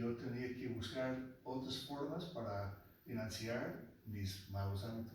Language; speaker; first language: Spanish; non-native, local second language; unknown